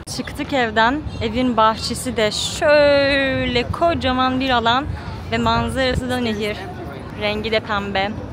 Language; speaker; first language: Turkish; native; Turkish